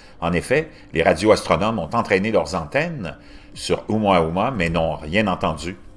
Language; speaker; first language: French; native; French